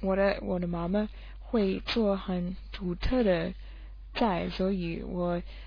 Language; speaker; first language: Chinese; non-native, learner; English